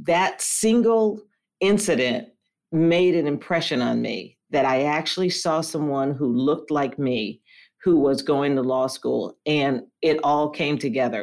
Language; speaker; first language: English; native; English